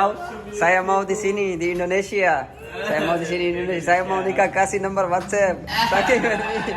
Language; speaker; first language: Indonesian; non-native, learner; Urdu